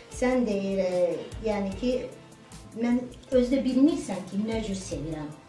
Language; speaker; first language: Azerbaijani; non-native, local second language; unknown